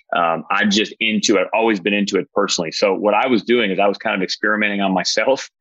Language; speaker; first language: English; native; English